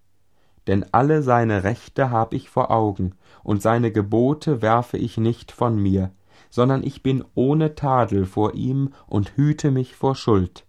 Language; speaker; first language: German; native; German